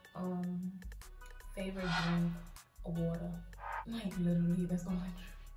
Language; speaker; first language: English; native; English